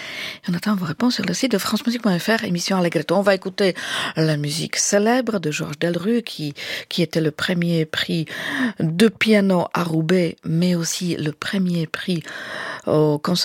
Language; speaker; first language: French; native; French